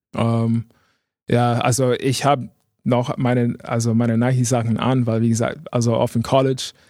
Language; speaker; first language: German; non-native, fluent; English